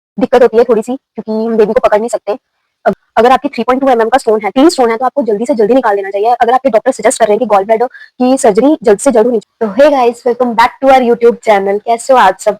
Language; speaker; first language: Hindi; native; Hindi